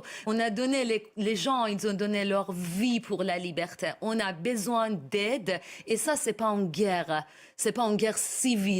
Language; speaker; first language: French; non-native, learner; Persian